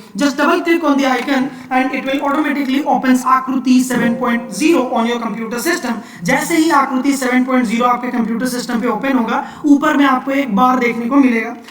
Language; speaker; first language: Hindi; non-native, local second language; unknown